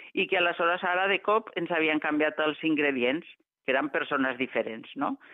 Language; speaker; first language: Catalan; non-native, local second language; Spanish